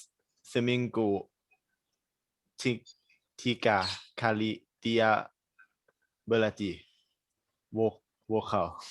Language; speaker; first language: Indonesian; non-native, learner; Thai